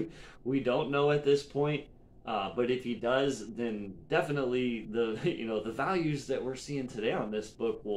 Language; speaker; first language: English; native; English